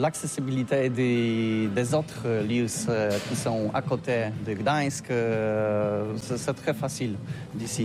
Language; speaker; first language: French; non-native, fluent; Polish